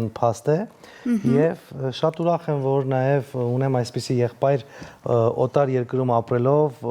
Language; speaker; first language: Armenian; native; Armenian